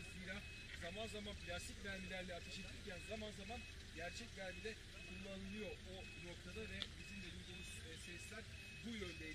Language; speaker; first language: Turkish; native; Turkish